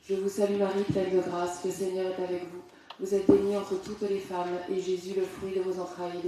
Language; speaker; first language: French; native; French